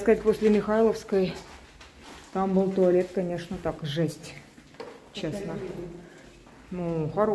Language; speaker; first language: Russian; native; Russian